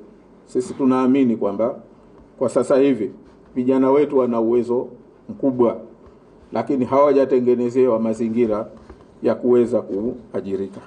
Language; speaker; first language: Swahili; native; Swahili